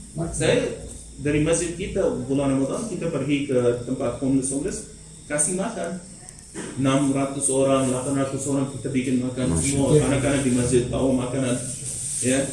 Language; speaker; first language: Indonesian; non-native, fluent; English